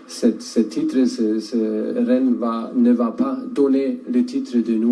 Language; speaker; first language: French; non-native, learner; German